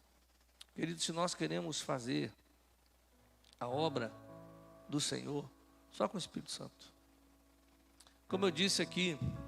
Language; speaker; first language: Portuguese; native; Portuguese